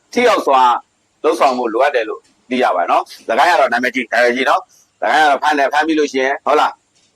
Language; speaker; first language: Burmese; native; Burmese